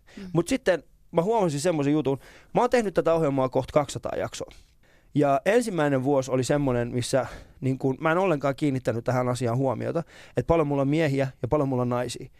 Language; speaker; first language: Finnish; early bilingual, other home language; Persian